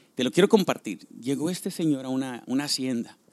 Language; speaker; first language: Spanish; early bilingual, heritage; Spanish